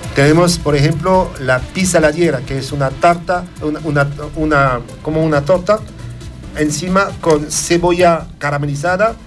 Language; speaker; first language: Spanish; non-native, fluent; French